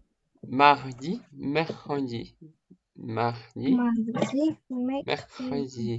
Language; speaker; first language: French; non-native, fluent; Russian